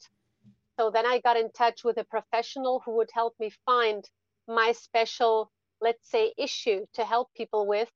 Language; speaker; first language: English; non-native, fluent; German